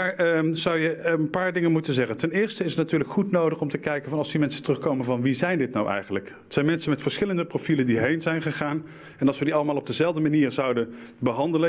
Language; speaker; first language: Dutch; native; Dutch